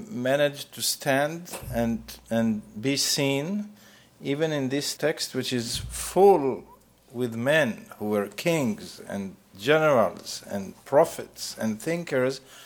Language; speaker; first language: English; non-native, fluent; Hebrew